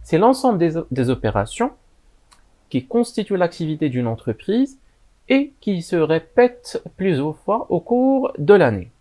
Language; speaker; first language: French; non-native, local second language; Arabic